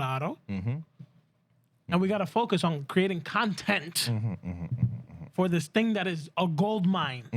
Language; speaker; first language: English; early bilingual, other home language; Spanish